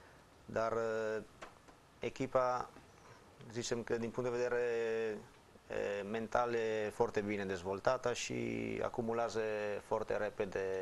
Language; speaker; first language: Romanian; non-native, fluent; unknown